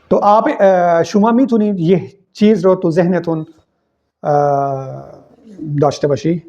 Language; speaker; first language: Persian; non-native, fluent; Urdu